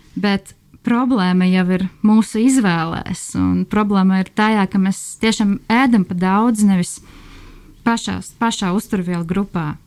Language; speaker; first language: Latvian; non-native, local second language; Russian